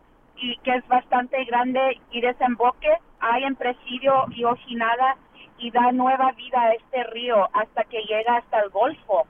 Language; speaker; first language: Spanish; early bilingual, heritage; Spanish